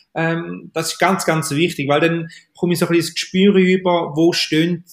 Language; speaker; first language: German; native; German